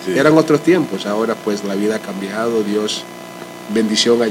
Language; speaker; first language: Spanish; early bilingual, heritage; Spanish